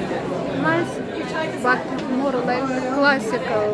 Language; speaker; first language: English; non-native, learner; Russian